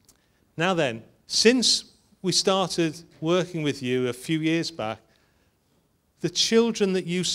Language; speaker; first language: English; native; English